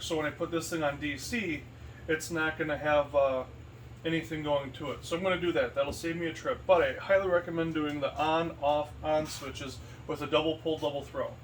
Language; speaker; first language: English; native; English